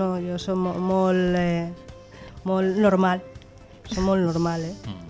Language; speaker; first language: Catalan; non-native, local second language; Spanish